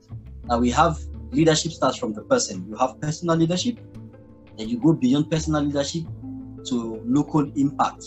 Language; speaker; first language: English; non-native, local second language; Yoruba